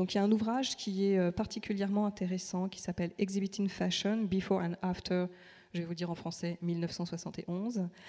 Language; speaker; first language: French; native; French